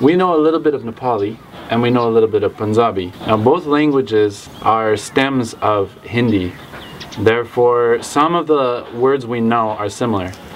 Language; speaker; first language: English; native; English